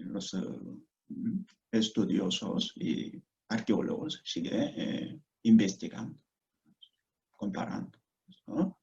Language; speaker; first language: Spanish; non-native, fluent; Korean